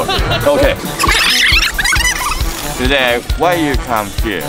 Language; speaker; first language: English; non-native, learner; Japanese